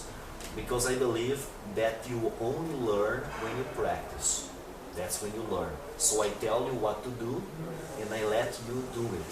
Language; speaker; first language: English; non-native, fluent; Portuguese